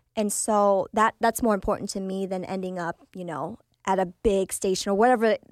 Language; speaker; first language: English; early bilingual, other home language; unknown